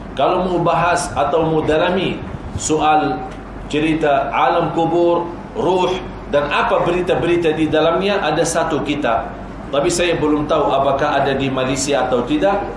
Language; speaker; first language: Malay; non-native, fluent; Arabic